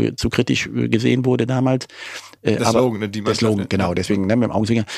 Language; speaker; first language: German; native; German